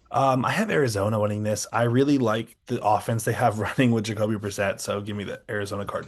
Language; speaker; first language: English; native; English